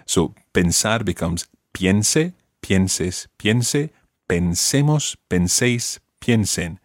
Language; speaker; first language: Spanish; non-native, fluent; English